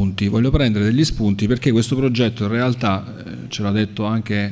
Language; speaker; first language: Italian; native; Italian